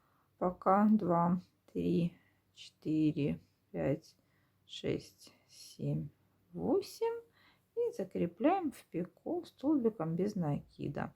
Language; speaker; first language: Russian; native; Russian